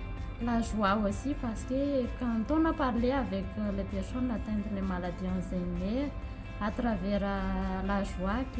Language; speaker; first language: French; non-native, learner; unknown